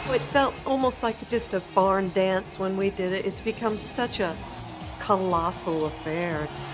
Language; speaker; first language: English; native; English